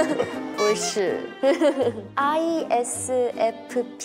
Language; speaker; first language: Chinese; non-native, learner; Korean